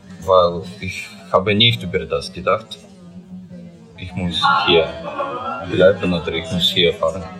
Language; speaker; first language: German; non-native, learner; Ukrainian